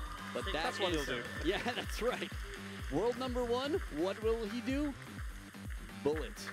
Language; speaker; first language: English; native; English